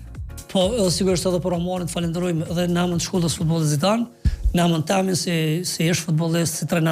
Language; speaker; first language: Albanian; native; Albanian